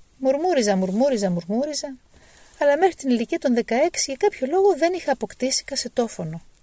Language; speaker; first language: Greek; native; Greek